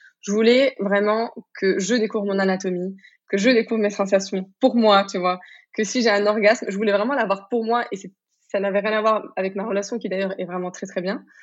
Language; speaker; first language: French; non-native, local second language; Arabic